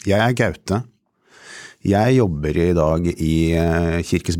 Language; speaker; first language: Norwegian; native; Norwegian